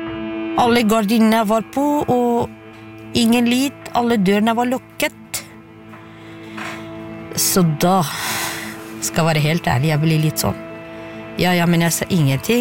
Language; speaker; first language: Norwegian; non-native, fluent; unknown